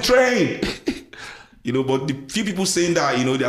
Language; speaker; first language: English; non-native, local second language; Yoruba